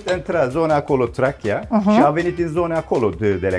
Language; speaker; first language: Romanian; non-native, learner; Turkish